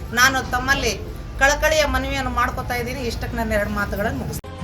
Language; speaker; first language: Kannada; non-native, local second language; Lambadi